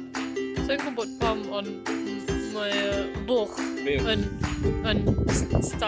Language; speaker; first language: Welsh; non-native, learner; Malay